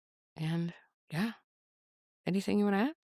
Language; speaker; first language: English; native; English